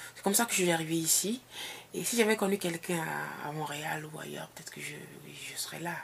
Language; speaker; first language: French; non-native, local second language; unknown